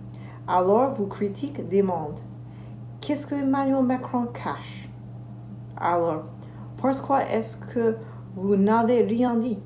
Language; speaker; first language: French; non-native, learner; English